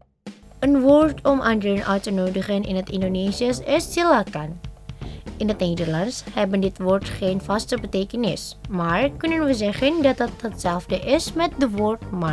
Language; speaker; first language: Dutch; non-native, learner; Indonesian